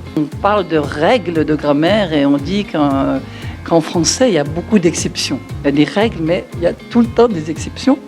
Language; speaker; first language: French; native; French